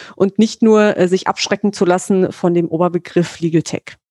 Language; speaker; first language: German; native; German